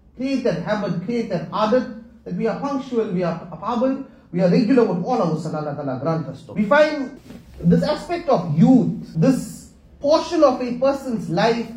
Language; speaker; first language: English; native; English